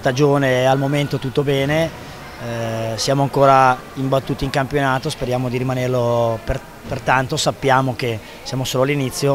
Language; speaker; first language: Italian; native; Italian